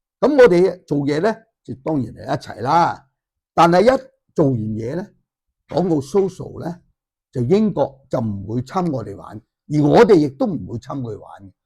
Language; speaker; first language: Cantonese; native; Cantonese